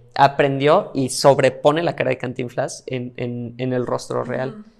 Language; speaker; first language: Spanish; native; Spanish